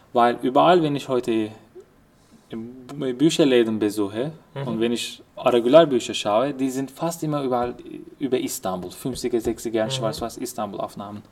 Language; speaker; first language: German; non-native, fluent; Turkish